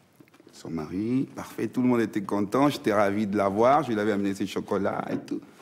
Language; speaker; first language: French; non-native, fluent; Spanish